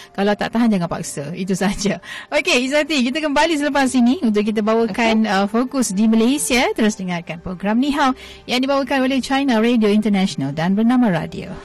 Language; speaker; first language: Malay; native; Malay